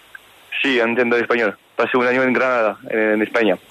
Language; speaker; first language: Spanish; non-native, fluent; French